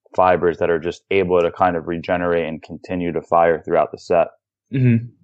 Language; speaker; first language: English; native; English